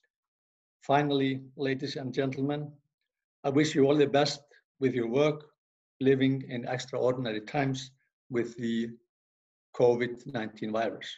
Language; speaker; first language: English; non-native, fluent; Icelandic